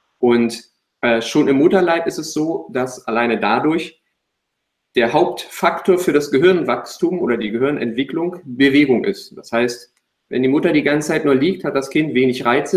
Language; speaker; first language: German; native; German